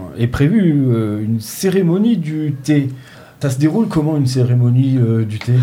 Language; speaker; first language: French; native; French